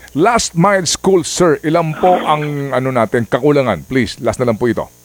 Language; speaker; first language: Filipino; non-native, local second language; Waray